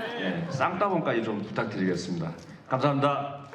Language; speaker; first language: Korean; native; Korean